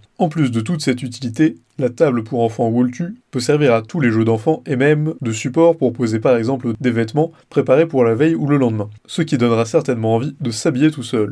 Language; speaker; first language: French; native; French